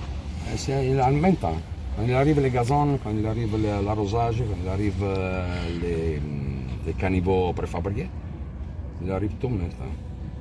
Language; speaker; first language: French; non-native, learner; Italian